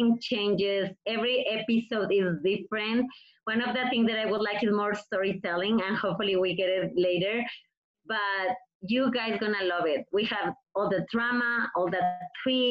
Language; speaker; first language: English; non-native, fluent; Spanish